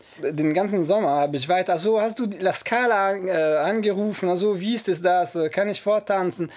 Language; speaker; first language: German; non-native, fluent; Italian